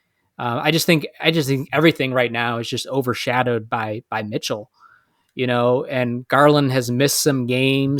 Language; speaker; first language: English; native; English